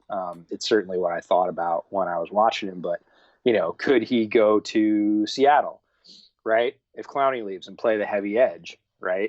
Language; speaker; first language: English; native; English